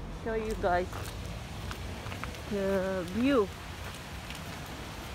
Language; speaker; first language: English; non-native, local second language; Filipino